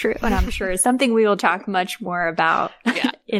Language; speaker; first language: English; native; English